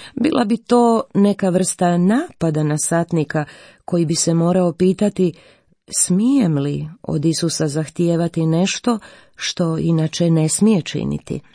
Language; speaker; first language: Croatian; native; Croatian